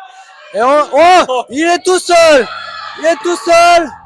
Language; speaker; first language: French; native; French